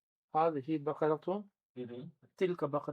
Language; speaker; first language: Arabic; non-native, learner; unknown